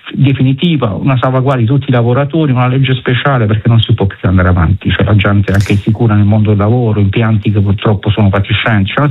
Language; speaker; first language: Italian; native; Italian